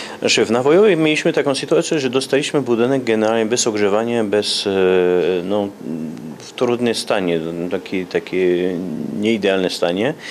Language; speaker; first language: Polish; early bilingual, heritage; Polish